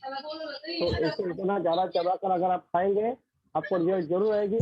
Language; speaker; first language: Hindi; non-native, local second language; Marathi